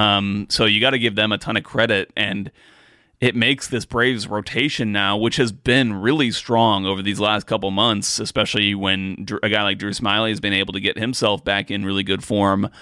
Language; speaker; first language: English; native; English